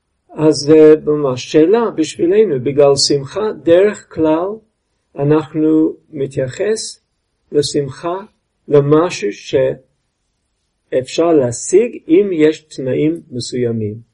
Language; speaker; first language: Hebrew; non-native, fluent; English